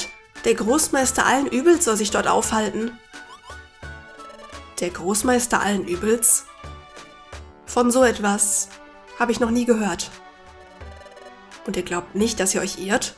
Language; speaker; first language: German; native; German